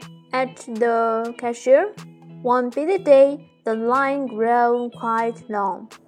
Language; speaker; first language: English; non-native, fluent; Chinese